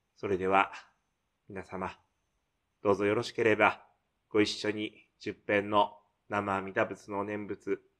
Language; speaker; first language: Japanese; native; Japanese